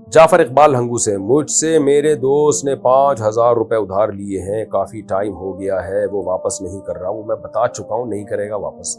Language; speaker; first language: Urdu; native; Urdu